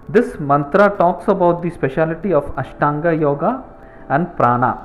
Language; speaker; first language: English; non-native, local second language; Tamil